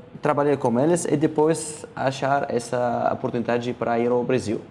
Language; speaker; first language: Portuguese; non-native, learner; Arabic